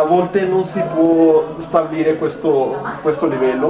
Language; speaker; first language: Italian; non-native, fluent; Spanish